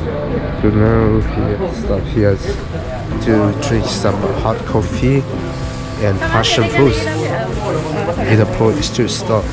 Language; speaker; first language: English; non-native, learner; Vietnamese